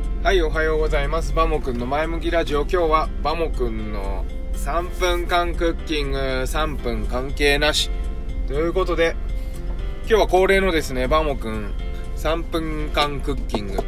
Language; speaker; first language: Japanese; native; Japanese